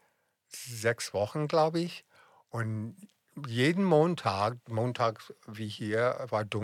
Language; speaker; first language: German; non-native, fluent; English